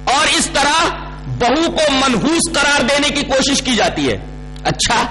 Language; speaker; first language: Urdu; native; Urdu